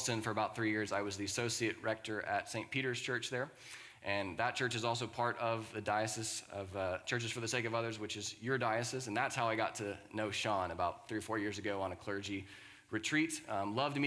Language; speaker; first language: English; native; English